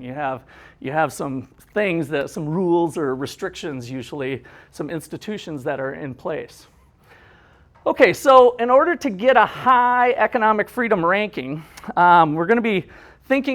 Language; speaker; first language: English; native; English